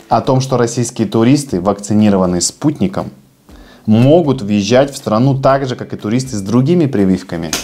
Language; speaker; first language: Russian; native; Russian